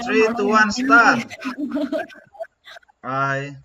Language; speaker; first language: English; non-native, learner; Indonesian